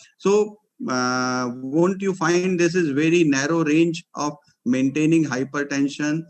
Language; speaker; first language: English; non-native, local second language; Hindi